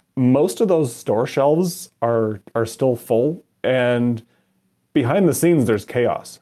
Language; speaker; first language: English; native; English